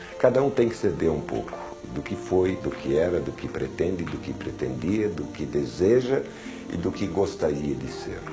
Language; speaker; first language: Portuguese; early bilingual, other home language; German